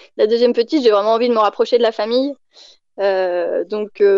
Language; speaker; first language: French; native; French